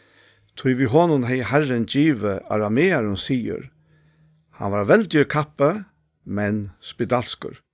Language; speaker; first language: Danish; non-native, local second language; Faroese